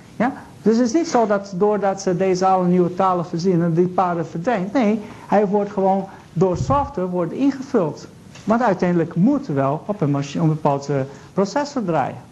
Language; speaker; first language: Dutch; non-native, fluent; Portuguese